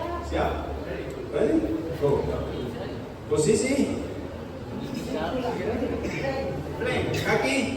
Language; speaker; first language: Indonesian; non-native, learner; Spanish